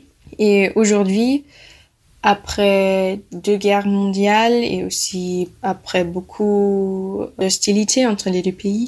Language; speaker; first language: French; non-native, fluent; German